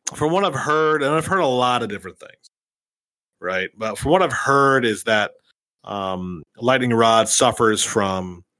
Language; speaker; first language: English; native; English